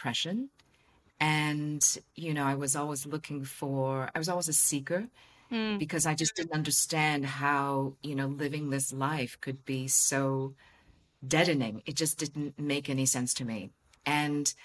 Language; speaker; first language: English; non-native, local second language; Cantonese